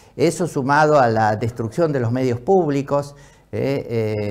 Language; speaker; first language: Spanish; native; Spanish